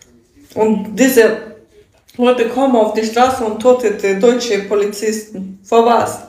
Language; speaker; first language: German; non-native, learner; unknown